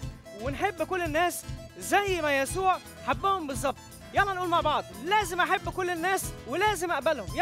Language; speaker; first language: Arabic; native; Arabic